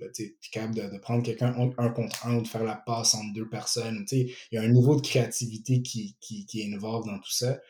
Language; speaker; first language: French; early bilingual, other home language; Ewe